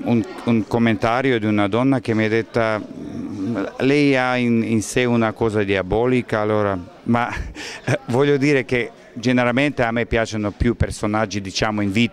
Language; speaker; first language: Italian; non-native, fluent; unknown